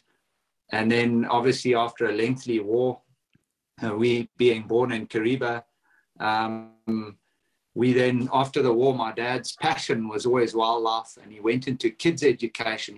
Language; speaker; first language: English; native; English